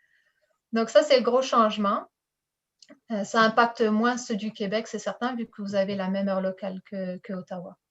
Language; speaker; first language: French; native; French